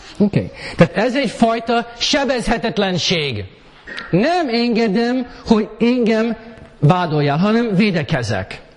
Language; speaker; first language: Hungarian; early bilingual, heritage; Hungarian